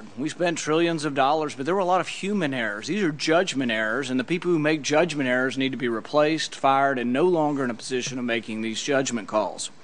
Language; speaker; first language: English; native; English